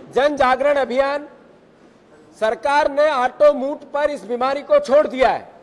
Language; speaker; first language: Hindi; native; Hindi